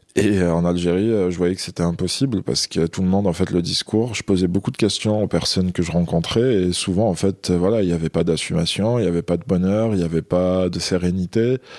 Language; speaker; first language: French; non-native, local second language; Kabyle